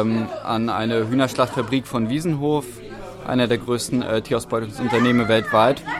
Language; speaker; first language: German; native; German